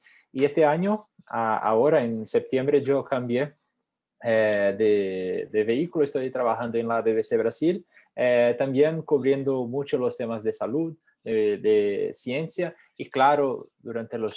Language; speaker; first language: Spanish; non-native, fluent; Portuguese